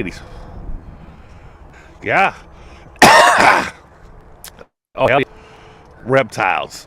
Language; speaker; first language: English; native; English